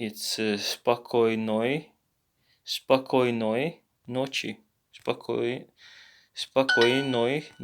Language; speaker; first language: Russian; non-native, learner; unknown